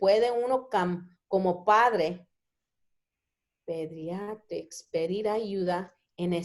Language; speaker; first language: Spanish; early bilingual, heritage; Spanish